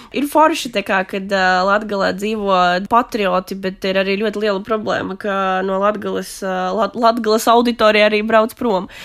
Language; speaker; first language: Latvian; native; Latvian